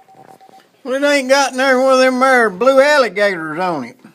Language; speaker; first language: English; native; English